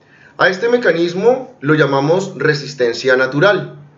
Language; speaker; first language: Spanish; native; Spanish